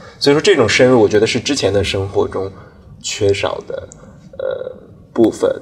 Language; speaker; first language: Chinese; native; Chinese